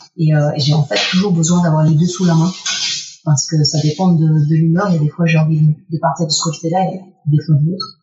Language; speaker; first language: French; early bilingual, other home language; Spanish